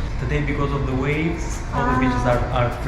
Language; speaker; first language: English; non-native, fluent; Albanian